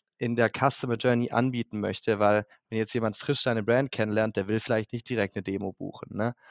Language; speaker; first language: German; native; German